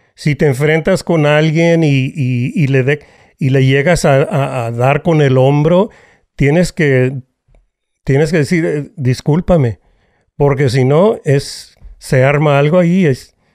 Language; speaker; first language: Spanish; early bilingual, heritage; Spanish